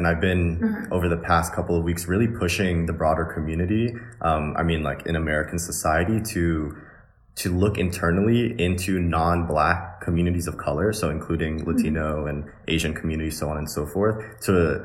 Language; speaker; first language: English; native; English